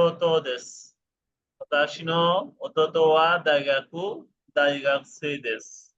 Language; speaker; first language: Japanese; non-native, fluent; Bangla